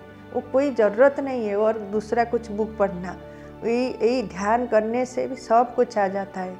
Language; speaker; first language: Hindi; non-native, local second language; Odia